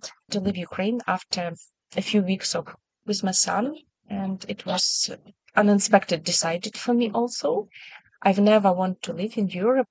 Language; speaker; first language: English; non-native, learner; Ukrainian